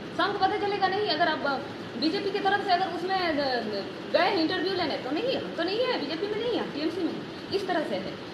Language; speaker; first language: Hindi; non-native, local second language; Santali